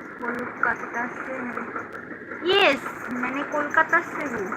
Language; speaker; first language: Hindi; non-native, local second language; Bangla